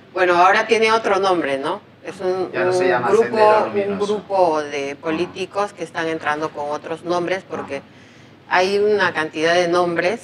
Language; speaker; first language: Spanish; native; Spanish